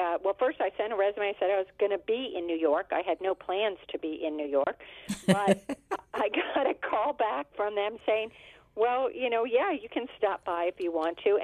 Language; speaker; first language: English; native; English